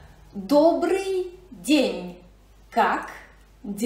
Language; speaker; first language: Russian; non-native, fluent; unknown